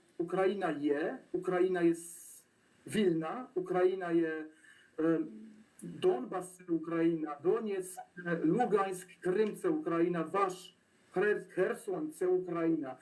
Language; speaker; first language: Polish; non-native, learner; Ukrainian